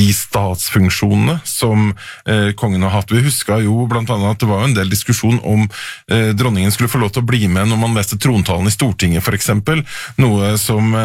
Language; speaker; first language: Norwegian; native; Norwegian